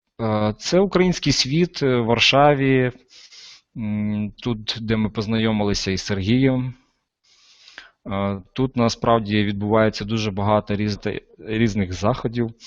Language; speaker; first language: Ukrainian; non-native, local second language; Russian